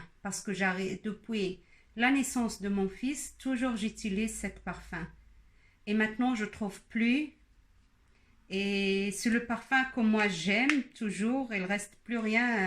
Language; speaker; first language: French; non-native, local second language; Arabic